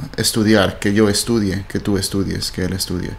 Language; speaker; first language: Spanish; non-native, fluent; English